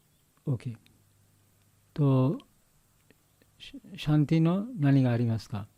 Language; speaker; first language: Japanese; non-native, learner; Bangla